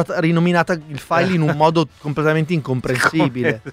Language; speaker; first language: Italian; native; Italian